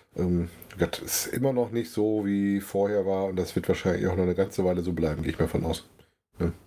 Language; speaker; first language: German; native; German